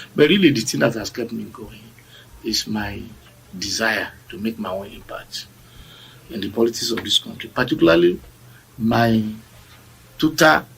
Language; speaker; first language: English; non-native, local second language; Yoruba